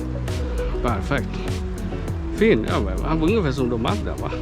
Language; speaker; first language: Swedish; non-native, fluent; Vietnamese